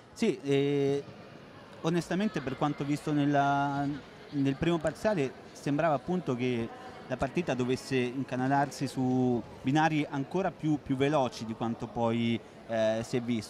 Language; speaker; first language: Italian; native; Italian